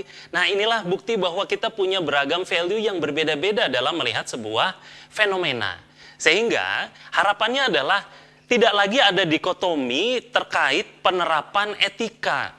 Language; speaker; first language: Indonesian; native; Indonesian